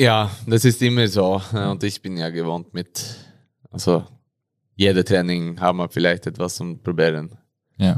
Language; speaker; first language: German; non-native, learner; Norwegian